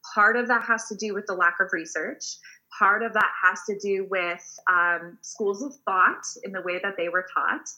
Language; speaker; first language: English; native; English